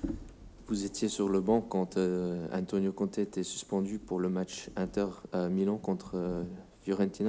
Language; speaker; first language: French; non-native, fluent; English